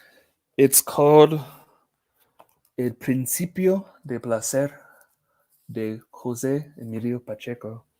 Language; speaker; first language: Spanish; non-native, fluent; English